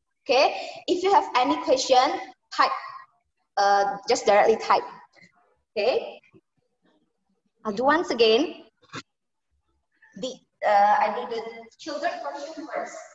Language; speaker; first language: English; non-native, fluent; Indonesian